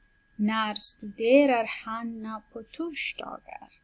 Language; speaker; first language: Swedish; non-native, fluent; Persian